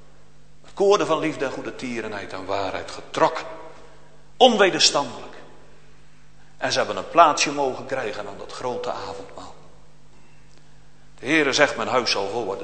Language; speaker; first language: Dutch; native; Dutch